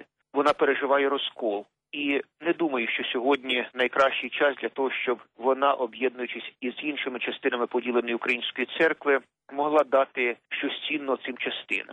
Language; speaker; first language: Ukrainian; native; Ukrainian